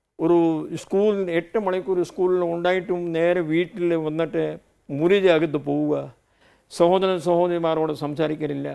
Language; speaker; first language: Malayalam; non-native, fluent; Hindi